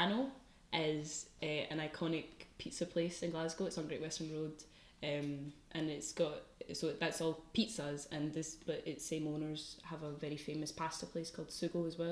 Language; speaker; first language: English; native; English